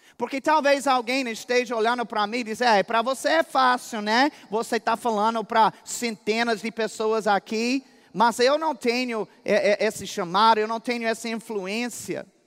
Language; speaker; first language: Portuguese; non-native, fluent; English